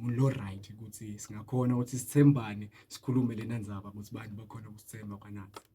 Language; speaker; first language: Zulu; non-native, local second language; Swati